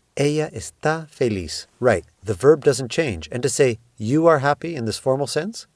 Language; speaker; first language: English; native; English